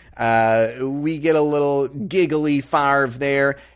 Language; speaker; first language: English; native; English